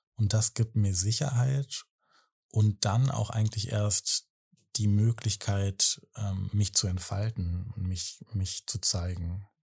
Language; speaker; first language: German; native; German